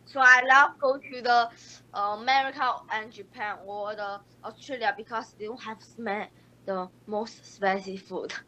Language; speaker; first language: English; non-native, learner; Chinese